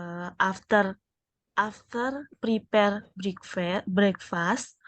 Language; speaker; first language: English; non-native, learner; Indonesian